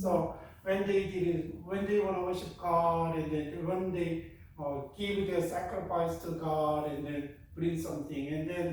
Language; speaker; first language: English; non-native, fluent; Korean